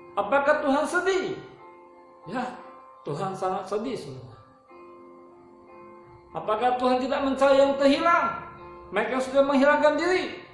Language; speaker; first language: Indonesian; native; Indonesian